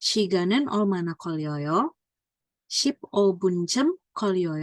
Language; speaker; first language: Korean; non-native, fluent; Indonesian